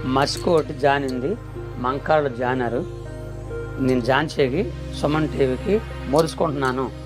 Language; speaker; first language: Telugu; non-native, local second language; Koya